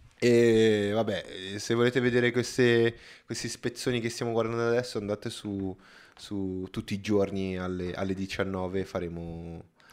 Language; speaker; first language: Italian; native; Italian